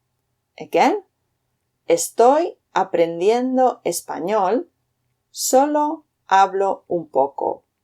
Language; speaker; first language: Spanish; non-native, fluent; English